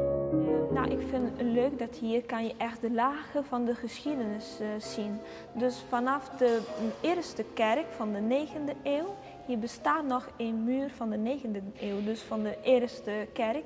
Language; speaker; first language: Dutch; early bilingual, heritage; Italian